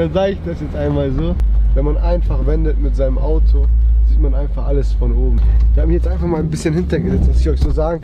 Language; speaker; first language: German; early bilingual, other home language; Turkish